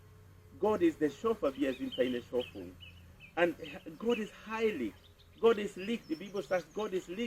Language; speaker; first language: German; non-native, fluent; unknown